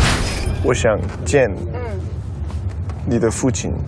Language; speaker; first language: Chinese; non-native, learner; Korean